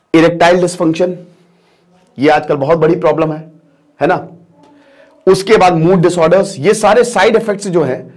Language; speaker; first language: Hindi; native; Hindi